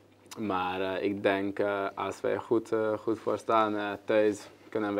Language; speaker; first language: Dutch; non-native, learner; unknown